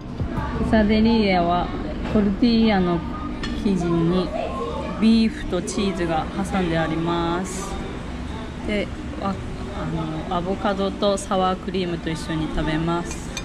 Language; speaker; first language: Japanese; non-native, learner; English